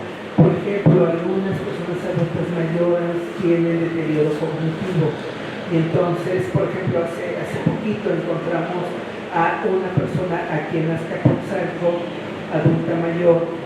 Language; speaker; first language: Spanish; native; Spanish